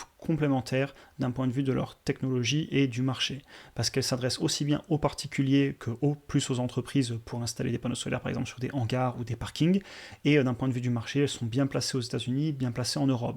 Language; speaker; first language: French; native; French